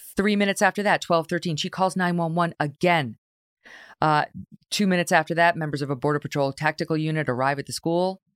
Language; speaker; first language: English; native; English